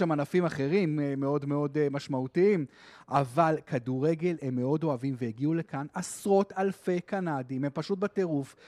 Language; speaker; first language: Hebrew; native; Hebrew